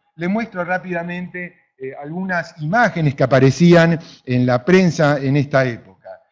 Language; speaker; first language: Spanish; native; Spanish